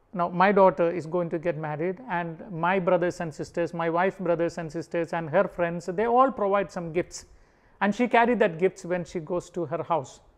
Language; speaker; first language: English; non-native, local second language; Malayalam